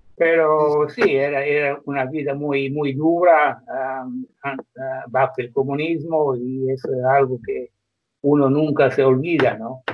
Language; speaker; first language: Spanish; non-native, fluent; Croatian